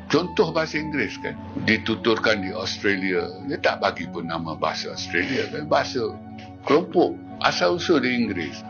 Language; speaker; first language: Malay; native; Malay